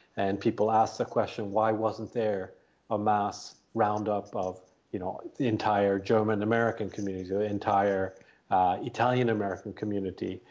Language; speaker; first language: English; early bilingual, other home language; Japanese